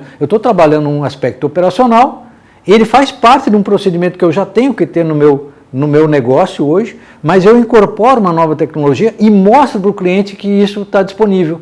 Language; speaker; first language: Portuguese; native; Portuguese